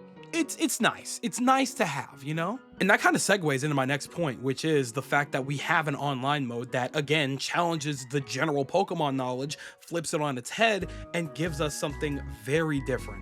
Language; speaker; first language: English; native; English